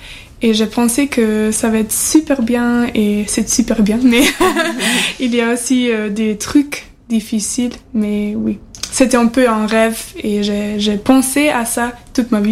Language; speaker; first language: French; non-native, learner; German